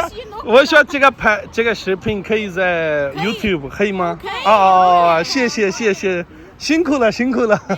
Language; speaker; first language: Chinese; non-native, fluent; Hindi